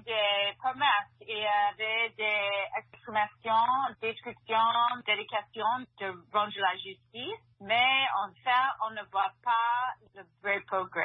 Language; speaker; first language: French; non-native, fluent; English